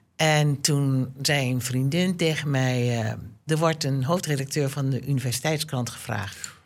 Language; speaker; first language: Dutch; native; Dutch